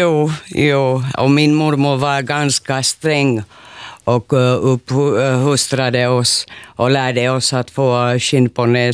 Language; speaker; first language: Swedish; non-native, local second language; Finnish